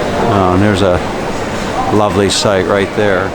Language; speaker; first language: English; native; English